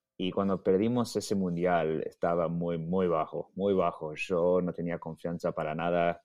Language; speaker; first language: Spanish; early bilingual, heritage; Spanish